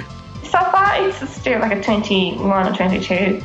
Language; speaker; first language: English; non-native, fluent; Japanese